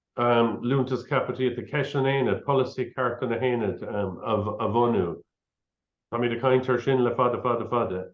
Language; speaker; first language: Irish; non-native, local second language; English